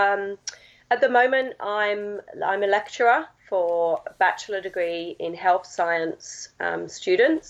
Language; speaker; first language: English; native; English